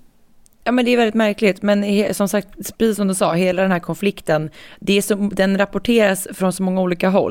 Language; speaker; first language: Swedish; native; Swedish